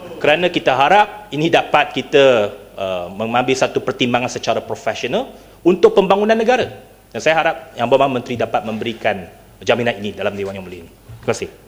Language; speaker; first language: Malay; non-native, local second language; Chinese